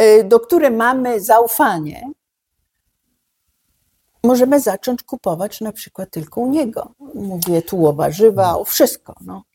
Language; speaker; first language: Polish; non-native, fluent; Italian